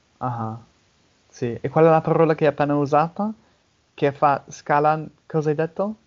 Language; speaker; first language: Italian; non-native, learner; English